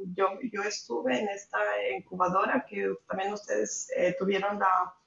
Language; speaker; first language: Spanish; native; Spanish